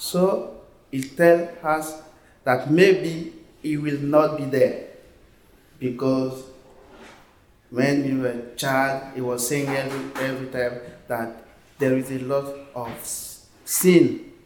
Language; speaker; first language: English; non-native, learner; French